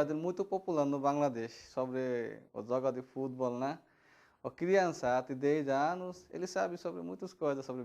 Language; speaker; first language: Portuguese; non-native, learner; Bangla